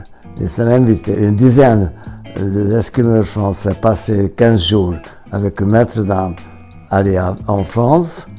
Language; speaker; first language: French; non-native, fluent; Hungarian